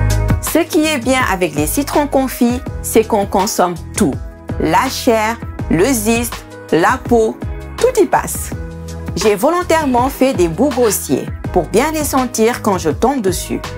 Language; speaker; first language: French; native; French